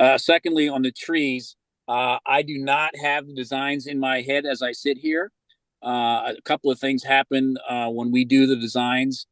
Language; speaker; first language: English; native; English